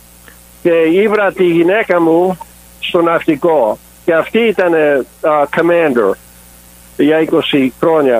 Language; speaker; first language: Greek; early bilingual, heritage; English